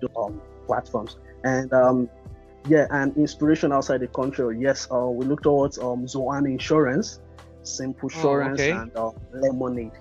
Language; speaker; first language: English; non-native, local second language; Yoruba